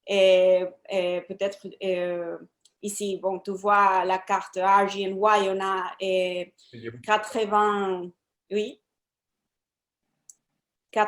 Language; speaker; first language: French; non-native, fluent; Spanish